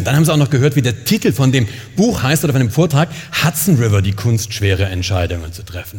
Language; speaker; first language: German; native; German